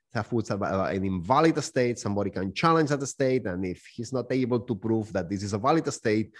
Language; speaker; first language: English; non-native, fluent; Spanish